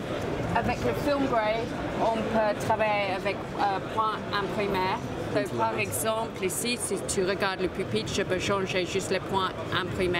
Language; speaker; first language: French; non-native, fluent; English